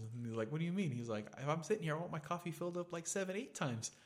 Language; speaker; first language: English; native; English